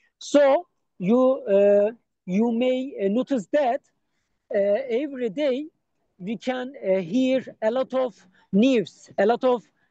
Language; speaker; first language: English; non-native, learner; Turkish